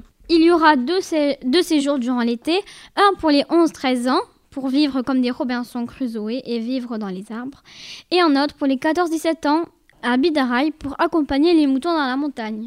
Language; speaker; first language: French; native; French